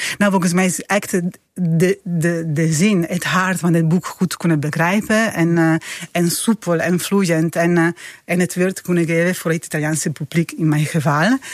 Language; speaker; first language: Dutch; non-native, fluent; Italian